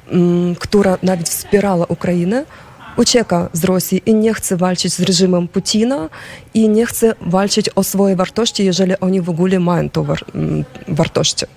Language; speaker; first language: Polish; non-native, fluent; Ukrainian